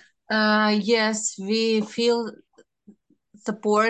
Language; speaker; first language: English; non-native, fluent; Ukrainian